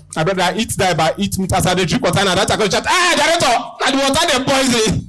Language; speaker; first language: Nigerian Pidgin; native; Nigerian Pidgin